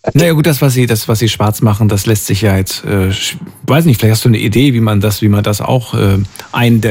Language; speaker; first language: German; native; German